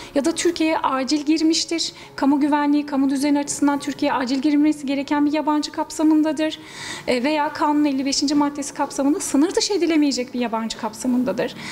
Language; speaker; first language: Turkish; native; Turkish